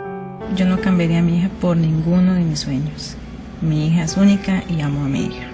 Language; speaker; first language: Spanish; native; Spanish